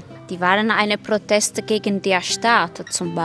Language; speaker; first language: German; non-native, fluent; Italian